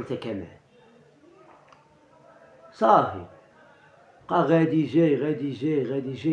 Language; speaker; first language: Arabic; native; Arabic